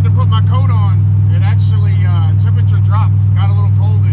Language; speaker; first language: English; native; English